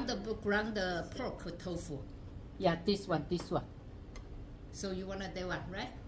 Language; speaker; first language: English; non-native, learner; Chinese